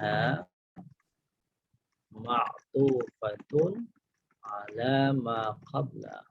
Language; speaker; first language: Arabic; non-native, fluent; Indonesian